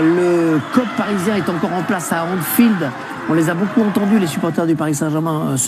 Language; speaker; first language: French; native; French